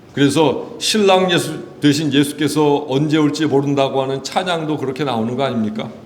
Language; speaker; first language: Korean; native; Korean